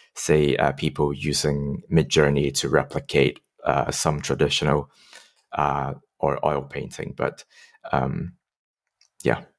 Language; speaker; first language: English; non-native, local second language; Cantonese